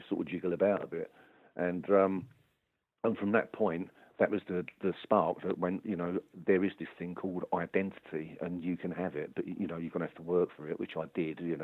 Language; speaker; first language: English; native; English